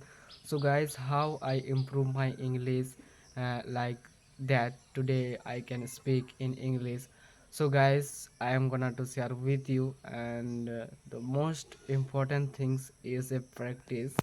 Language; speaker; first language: English; non-native, learner; Bangla